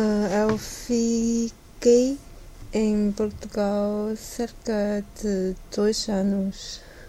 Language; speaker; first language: Portuguese; non-native, learner; Chinese